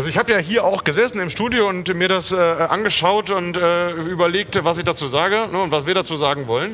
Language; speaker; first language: German; native; German